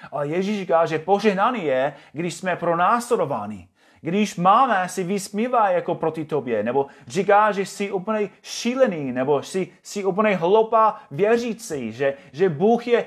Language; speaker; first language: Czech; non-native, fluent; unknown